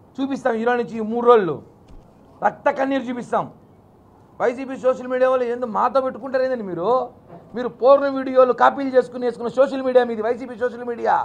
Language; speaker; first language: Telugu; native; Telugu